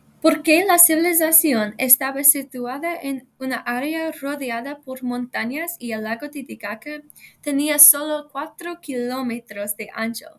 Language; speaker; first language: Spanish; non-native, learner; English